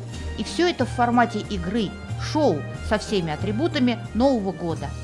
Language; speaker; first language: Russian; native; Russian